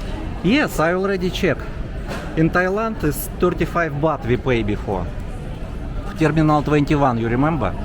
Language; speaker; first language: English; non-native, learner; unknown